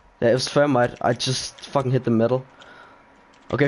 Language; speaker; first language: English; non-native, fluent; Danish